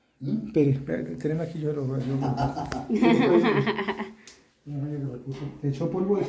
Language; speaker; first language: Spanish; native; Spanish